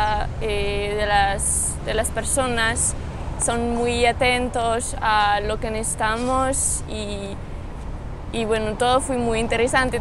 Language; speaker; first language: Spanish; non-native, learner; French